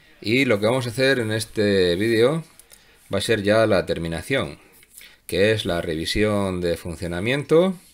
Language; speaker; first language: Spanish; native; Spanish